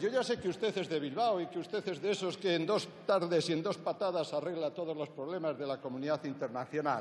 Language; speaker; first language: Spanish; native; Spanish